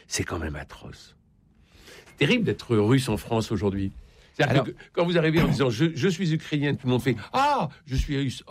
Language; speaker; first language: French; native; French